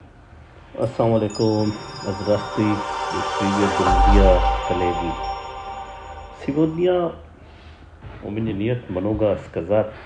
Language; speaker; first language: Russian; non-native, learner; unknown